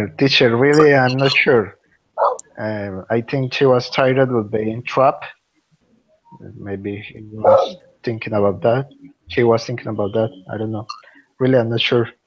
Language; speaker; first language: English; non-native, learner; Spanish